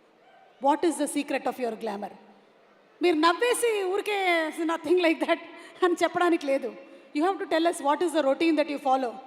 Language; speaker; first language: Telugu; native; Telugu